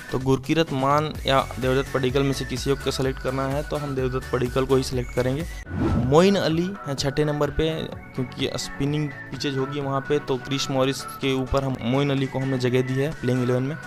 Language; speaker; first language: Hindi; native; Hindi